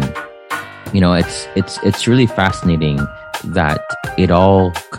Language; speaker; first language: English; non-native, local second language; Filipino